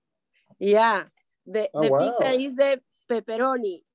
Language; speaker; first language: English; non-native, learner; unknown